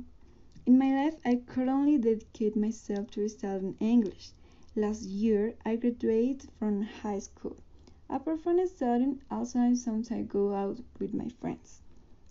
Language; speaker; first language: English; non-native, learner; Spanish